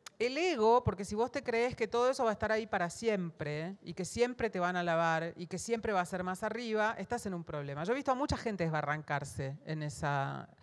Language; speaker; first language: Spanish; native; Spanish